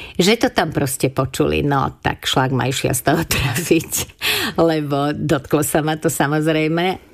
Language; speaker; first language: Slovak; non-native, local second language; Hungarian